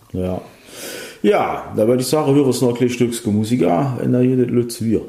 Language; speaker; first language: German; native; German